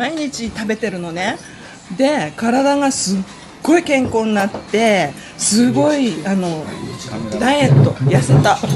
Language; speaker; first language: Japanese; non-native, learner; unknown